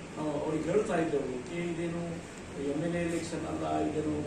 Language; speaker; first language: Kannada; native; Kannada